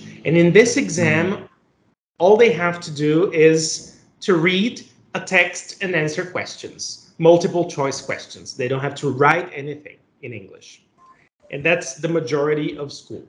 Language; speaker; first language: English; non-native, fluent; Portuguese